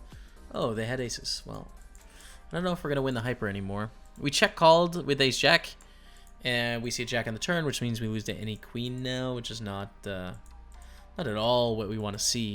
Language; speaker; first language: English; native; English